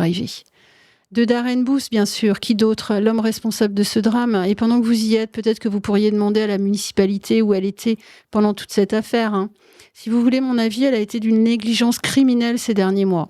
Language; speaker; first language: French; native; French